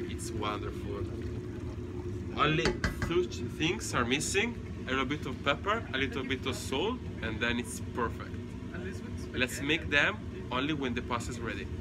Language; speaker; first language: English; non-native, learner; Italian